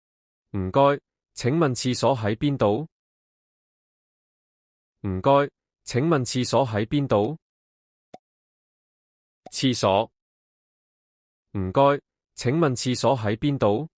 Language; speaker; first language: Cantonese; non-native, learner; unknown